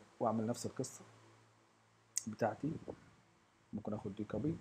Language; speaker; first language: Arabic; native; Arabic